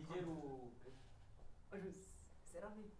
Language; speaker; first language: Korean; native; Korean